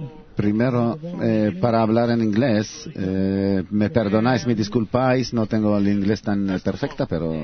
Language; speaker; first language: Spanish; non-native, learner; Hebrew